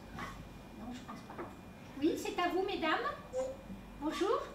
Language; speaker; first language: French; native; French